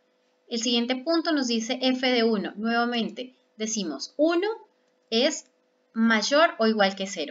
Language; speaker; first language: Spanish; native; Spanish